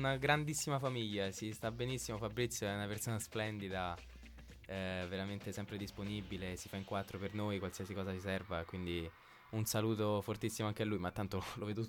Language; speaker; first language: Italian; native; Italian